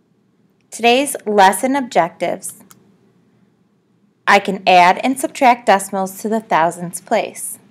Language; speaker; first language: English; native; English